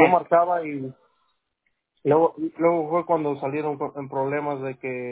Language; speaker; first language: Spanish; early bilingual, heritage; Spanish